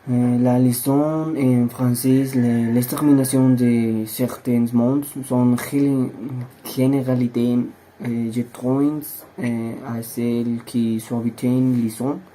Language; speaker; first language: French; non-native, learner; Spanish